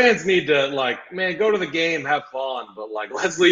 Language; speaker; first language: English; native; English